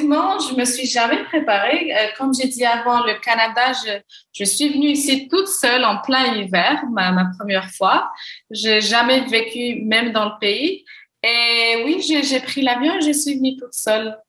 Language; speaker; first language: French; non-native, local second language; Arabic